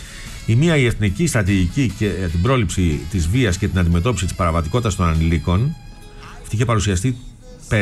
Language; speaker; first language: Greek; native; Greek